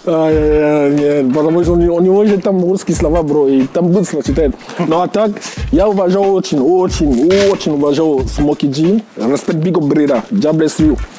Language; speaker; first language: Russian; non-native, fluent; Jamaican Creole English